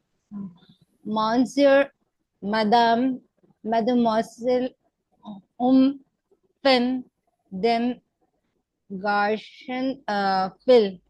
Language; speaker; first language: French; non-native, learner; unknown